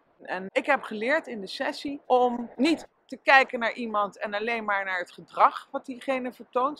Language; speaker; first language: Dutch; native; Dutch